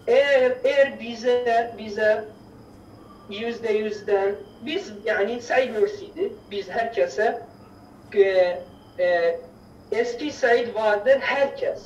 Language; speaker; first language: Turkish; non-native, learner; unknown